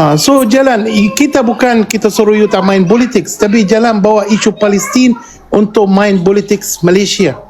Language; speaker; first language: Malay; non-native, fluent; Arabic